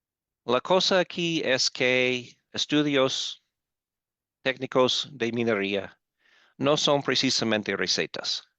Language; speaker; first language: Spanish; non-native, fluent; English